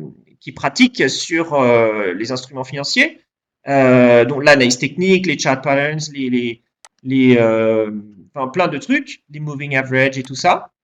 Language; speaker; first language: French; native; French